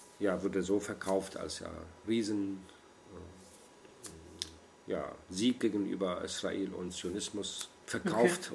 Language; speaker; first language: German; non-native, fluent; Arabic